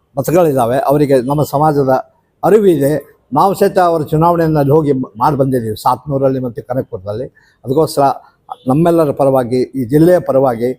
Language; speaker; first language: Kannada; non-native, local second language; Lambadi